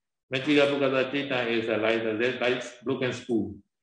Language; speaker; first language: English; non-native, learner; Burmese